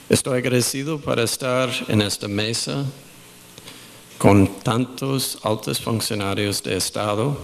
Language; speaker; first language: Spanish; non-native, fluent; English